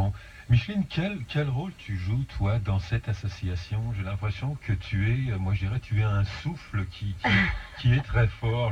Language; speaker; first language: French; native; French